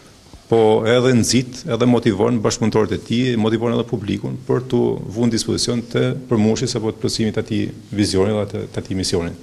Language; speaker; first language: Albanian; native; Albanian